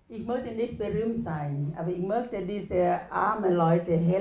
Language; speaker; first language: German; non-native, learner; Thai